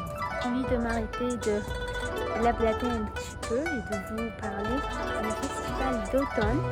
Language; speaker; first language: French; non-native, local second language; Arabic